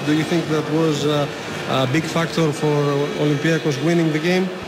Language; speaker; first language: English; non-native, fluent; Greek